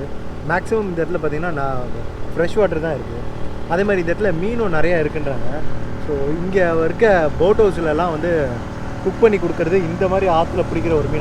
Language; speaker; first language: Tamil; native; Tamil